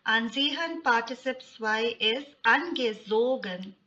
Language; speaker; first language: German; non-native, fluent; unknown